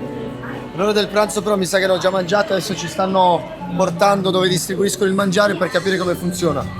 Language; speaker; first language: Italian; native; Italian